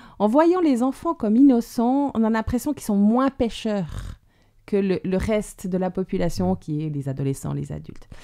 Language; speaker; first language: French; native; French